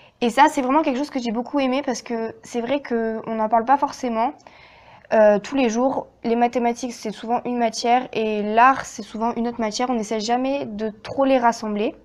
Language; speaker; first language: French; native; French